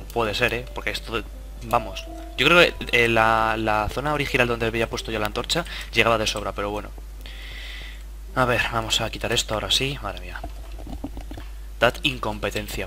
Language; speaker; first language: Spanish; native; Spanish